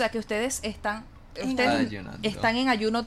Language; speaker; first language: Spanish; native; Spanish